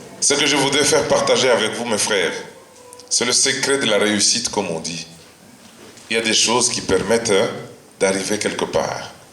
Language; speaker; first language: French; non-native, local second language; Luba-Lulua